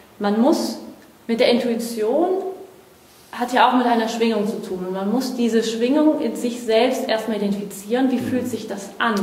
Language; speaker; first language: German; non-native, fluent; Portuguese